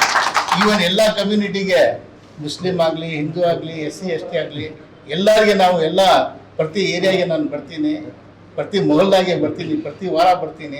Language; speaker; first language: Kannada; non-native, local second language; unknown